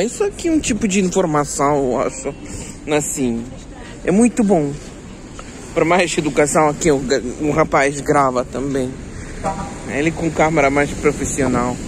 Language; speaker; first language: Portuguese; non-native, learner; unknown